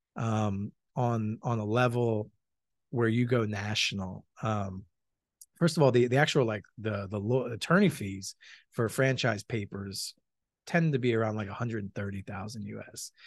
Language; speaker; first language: English; native; English